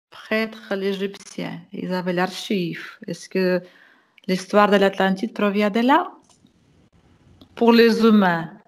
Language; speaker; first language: French; non-native, fluent; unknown